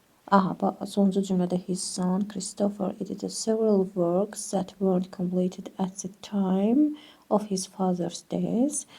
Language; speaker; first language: English; non-native, fluent; Azerbaijani